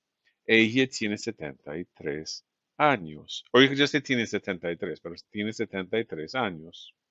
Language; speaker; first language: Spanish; non-native, fluent; English